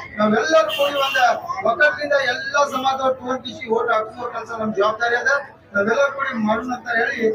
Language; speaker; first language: Kannada; native; Kannada